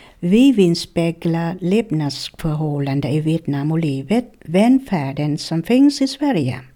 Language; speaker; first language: Swedish; non-native, fluent; Vietnamese